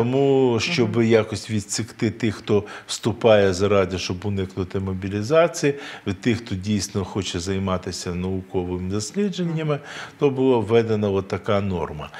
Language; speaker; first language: Ukrainian; native; Ukrainian